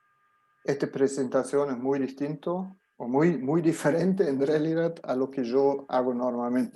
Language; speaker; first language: Spanish; non-native, fluent; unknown